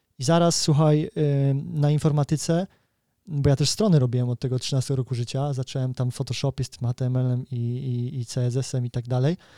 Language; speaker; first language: Polish; native; Polish